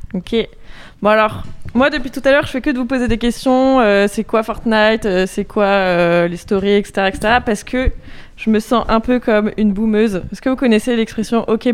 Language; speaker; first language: French; native; French